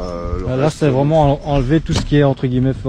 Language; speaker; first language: French; native; French